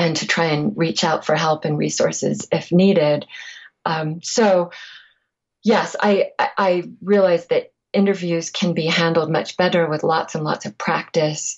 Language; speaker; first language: English; native; English